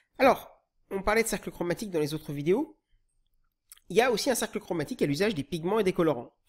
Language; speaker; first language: French; native; French